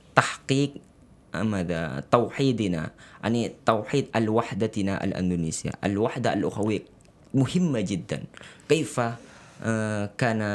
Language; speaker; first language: Arabic; non-native, fluent; Indonesian